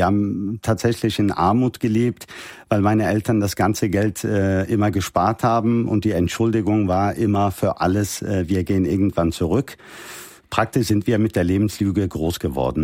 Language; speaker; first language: German; early bilingual, heritage; Turkish